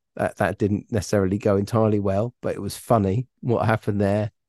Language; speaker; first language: English; native; English